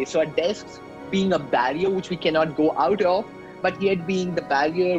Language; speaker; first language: English; non-native, local second language; Hindi